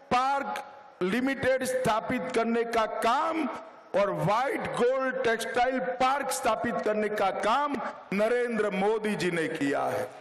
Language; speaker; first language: Hindi; non-native, local second language; Gujarati